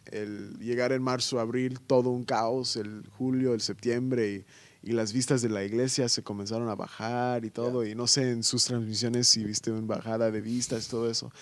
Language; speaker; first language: Spanish; early bilingual, heritage; Spanish